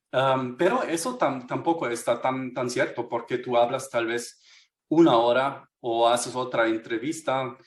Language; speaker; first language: Spanish; non-native, fluent; German